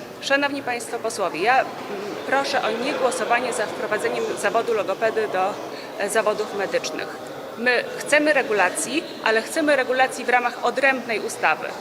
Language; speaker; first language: Polish; native; Polish